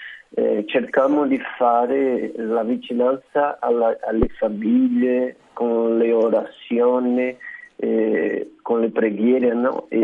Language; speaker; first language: Italian; non-native, learner; Portuguese